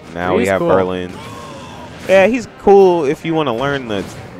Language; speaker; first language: English; native; English